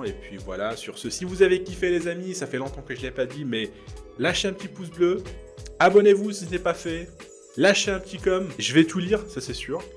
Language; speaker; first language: French; native; French